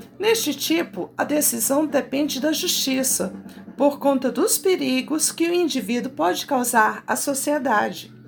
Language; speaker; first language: Portuguese; native; Portuguese